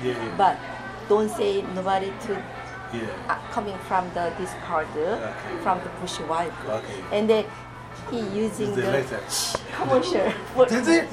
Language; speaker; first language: English; non-native, learner; Korean